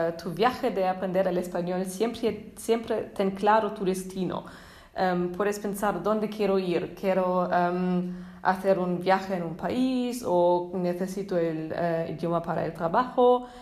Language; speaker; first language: Spanish; non-native, learner; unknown